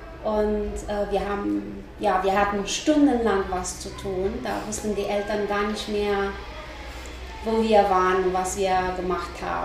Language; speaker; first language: German; non-native, fluent; Romanian